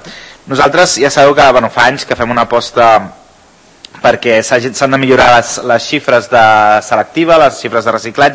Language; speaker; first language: Catalan; native; Catalan